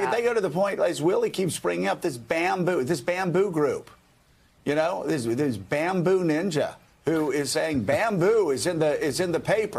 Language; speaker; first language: English; native; English